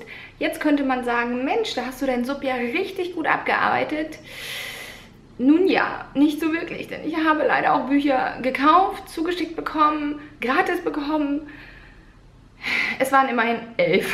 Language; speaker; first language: German; native; German